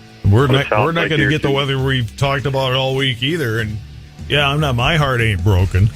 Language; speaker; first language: English; native; English